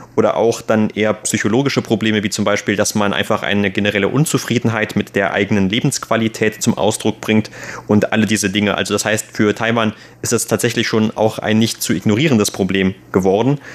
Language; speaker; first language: German; native; German